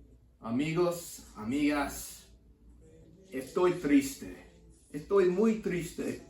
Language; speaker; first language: Spanish; non-native, fluent; English